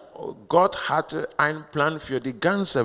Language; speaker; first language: German; non-native, learner; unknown